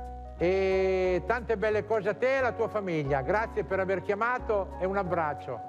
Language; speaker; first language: Italian; native; Italian